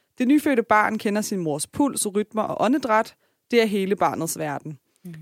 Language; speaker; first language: Danish; early bilingual, other home language; Persian